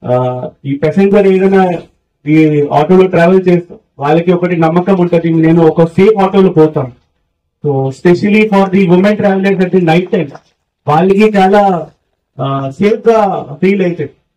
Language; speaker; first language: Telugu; non-native, fluent; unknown